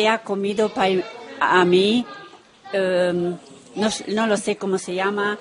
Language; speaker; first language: Spanish; non-native, learner; Romanian